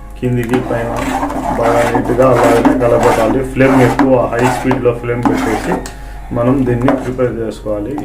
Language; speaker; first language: Telugu; non-native, local second language; Urdu